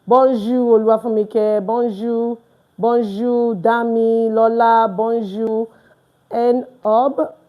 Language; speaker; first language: French; non-native, fluent; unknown